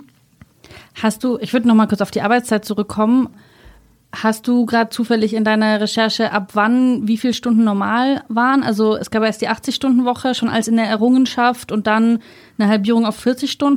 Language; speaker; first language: German; native; German